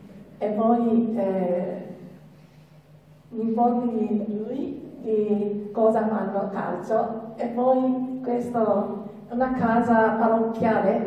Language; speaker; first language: Italian; non-native, learner; Japanese